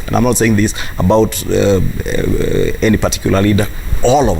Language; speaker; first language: English; non-native, local second language; Kikuyu